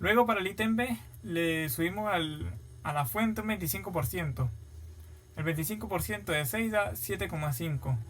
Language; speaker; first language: Spanish; native; Spanish